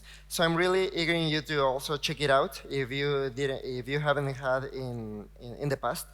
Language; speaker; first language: English; non-native, fluent; Spanish